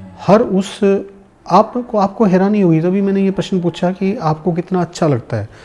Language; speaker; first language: Hindi; non-native, local second language; Punjabi